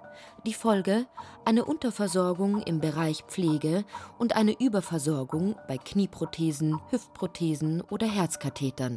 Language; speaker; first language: German; native; German